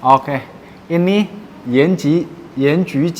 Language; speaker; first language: Indonesian; non-native, learner; Chinese